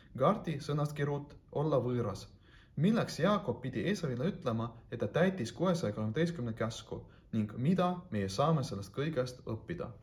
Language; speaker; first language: Estonian; non-native, local second language; Russian